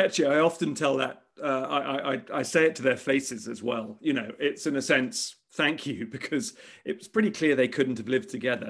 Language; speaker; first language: English; native; English